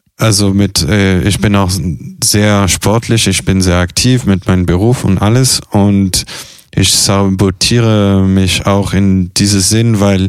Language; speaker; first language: German; non-native, fluent; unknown